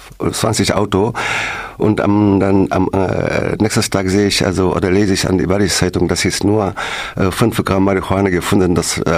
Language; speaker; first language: German; non-native, learner; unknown